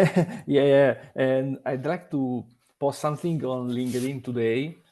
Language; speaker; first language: English; non-native, learner; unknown